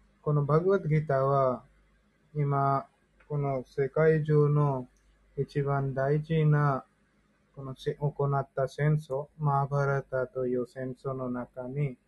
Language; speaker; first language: Japanese; non-native, learner; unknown